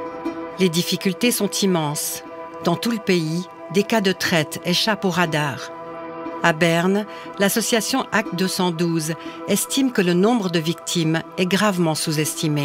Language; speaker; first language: French; native; French